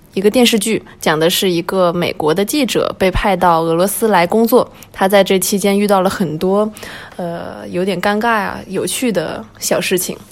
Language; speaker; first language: Chinese; native; Chinese